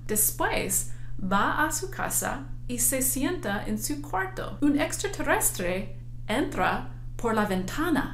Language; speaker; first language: Spanish; non-native, fluent; English